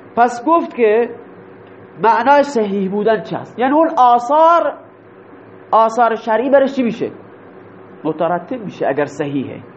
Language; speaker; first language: Persian; non-native, local second language; Baluchi